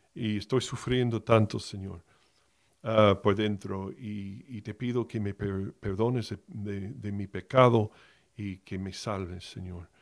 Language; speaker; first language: Spanish; non-native, fluent; English